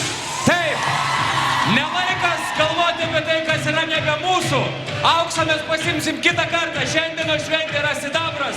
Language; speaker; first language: Lithuanian; native; Lithuanian